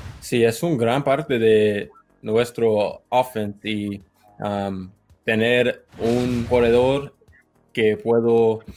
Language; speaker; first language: Spanish; non-native, learner; English